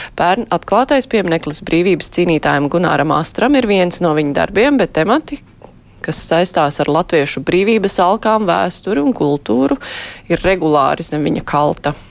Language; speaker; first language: Latvian; native; Latvian